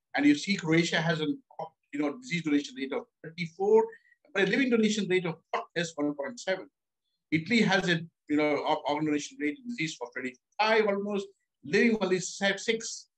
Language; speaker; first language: English; non-native, local second language; Hindi